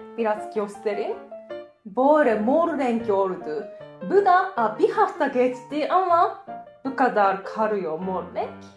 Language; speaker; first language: Turkish; non-native, learner; Japanese